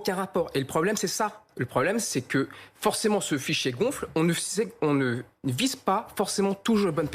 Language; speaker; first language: French; native; French